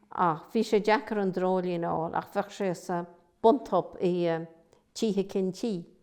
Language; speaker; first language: Irish; native; Irish